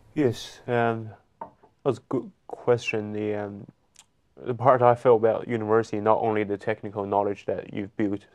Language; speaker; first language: English; non-native, fluent; Chinese